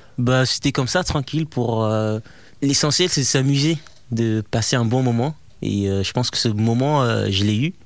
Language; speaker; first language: French; non-native, fluent; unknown